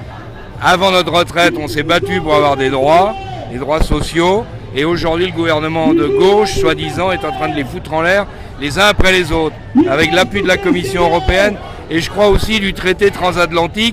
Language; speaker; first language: French; native; French